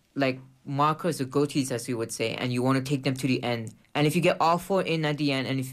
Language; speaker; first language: English; non-native, local second language; Urdu